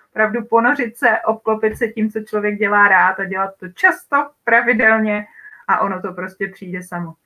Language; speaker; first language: Czech; native; Czech